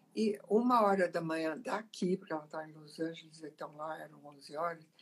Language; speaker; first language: Portuguese; early bilingual, other home language; Italian